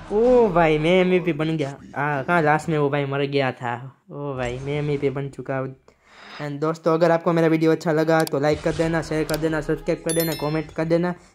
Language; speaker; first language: Hindi; non-native, local second language; Gujarati